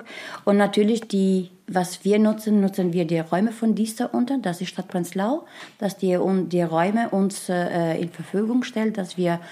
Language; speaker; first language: German; non-native, learner; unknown